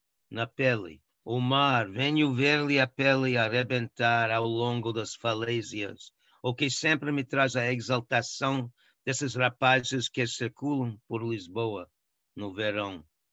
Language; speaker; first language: Portuguese; non-native, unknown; English